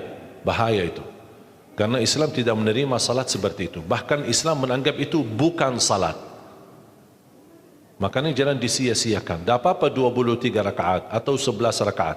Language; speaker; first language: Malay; non-native, fluent; Arabic